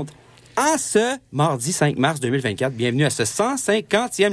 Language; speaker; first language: French; native; French